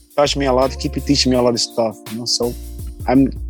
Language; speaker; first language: English; non-native, learner; Portuguese